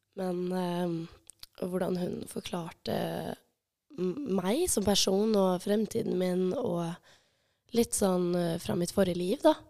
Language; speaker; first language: Norwegian; early bilingual, other home language; Albanian